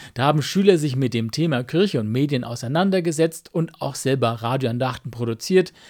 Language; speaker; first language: German; native; German